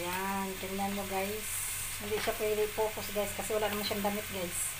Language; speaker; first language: Filipino; non-native, local second language; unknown